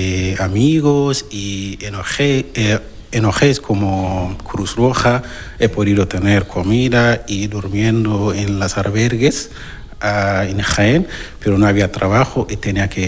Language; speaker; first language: Spanish; non-native, learner; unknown